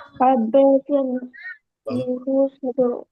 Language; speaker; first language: Arabic; non-native, learner; Bangla